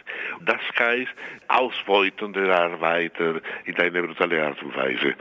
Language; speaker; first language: German; non-native, fluent; Spanish